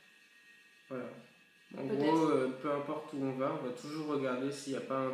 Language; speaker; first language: French; native; French